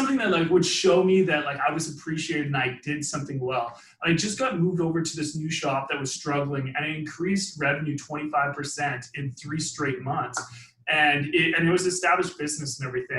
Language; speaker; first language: English; native; English